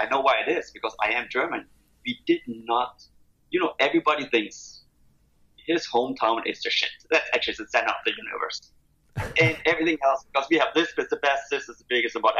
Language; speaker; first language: English; non-native, fluent; German